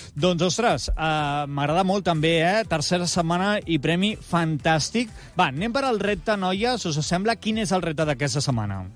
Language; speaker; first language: Catalan; native; Catalan